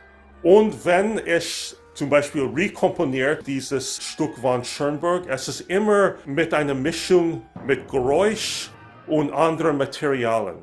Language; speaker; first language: German; non-native, learner; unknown